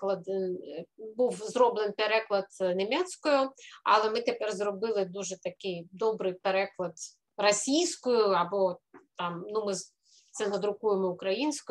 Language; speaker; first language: Ukrainian; non-native, fluent; Russian